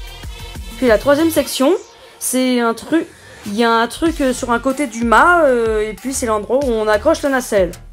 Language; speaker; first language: French; native; French